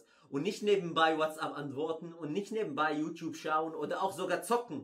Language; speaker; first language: German; non-native, fluent; Arabic